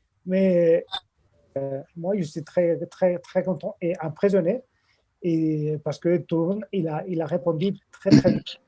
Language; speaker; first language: French; non-native, fluent; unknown